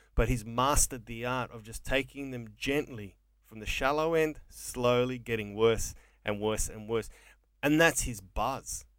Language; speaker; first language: English; native; English